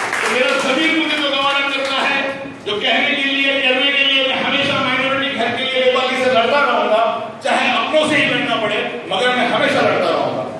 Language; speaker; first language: Hindi; native; Hindi